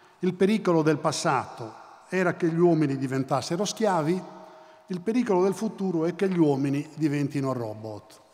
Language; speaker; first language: Italian; native; Italian